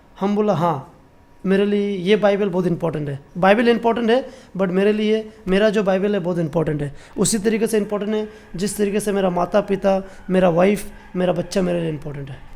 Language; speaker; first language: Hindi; non-native, local second language; Bangla